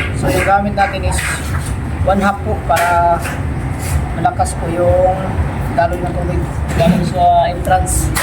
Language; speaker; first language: Filipino; non-native, local second language; Cebuano